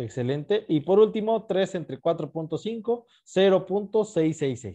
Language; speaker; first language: Spanish; native; Spanish